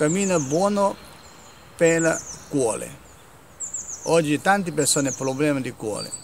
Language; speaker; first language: Italian; non-native, learner; Chinese